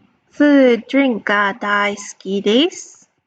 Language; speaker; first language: Japanese; non-native, fluent; English